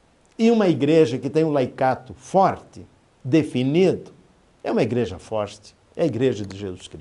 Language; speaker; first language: Portuguese; native; Portuguese